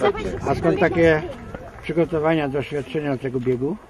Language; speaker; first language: Polish; native; Polish